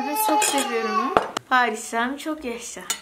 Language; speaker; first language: Turkish; non-native, learner; Indonesian